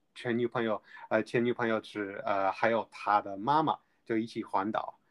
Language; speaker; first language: Chinese; non-native, fluent; English